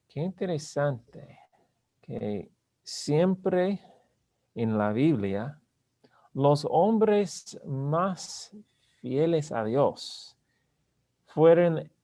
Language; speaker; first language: Spanish; non-native, learner; English